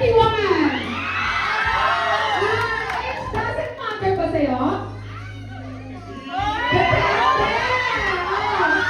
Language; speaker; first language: Filipino; native; Filipino